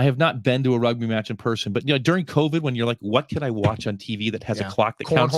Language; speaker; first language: English; native; English